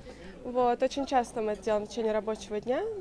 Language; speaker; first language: Russian; native; Russian